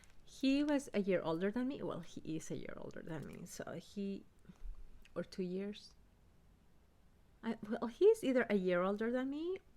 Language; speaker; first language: English; early bilingual, other home language; Spanish